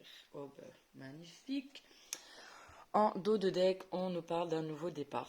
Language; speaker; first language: French; native; French